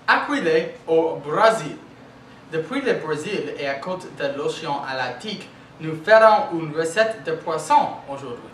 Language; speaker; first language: French; non-native, learner; English